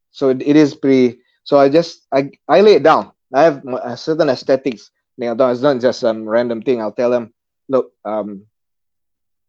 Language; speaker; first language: English; non-native, local second language; Malay